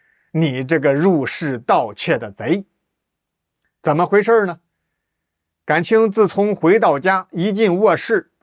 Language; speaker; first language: Chinese; native; Chinese